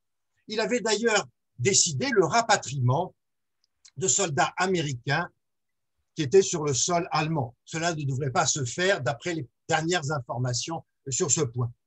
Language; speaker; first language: French; native; French